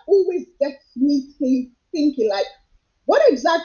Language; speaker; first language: English; non-native, local second language; Yoruba